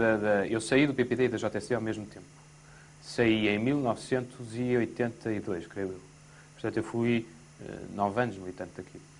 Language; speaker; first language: Portuguese; native; Portuguese